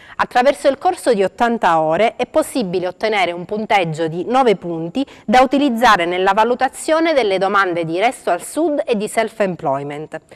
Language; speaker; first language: Italian; native; Italian